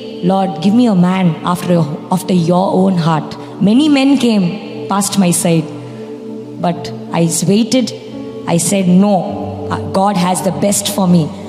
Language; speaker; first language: English; non-native, local second language; Tamil